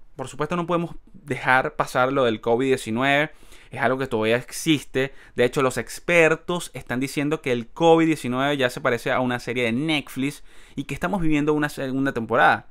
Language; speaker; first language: Spanish; native; Spanish